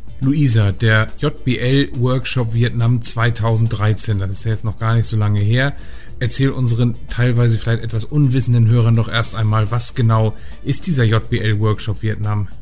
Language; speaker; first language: German; native; German